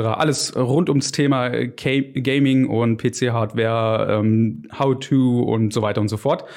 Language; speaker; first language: German; native; German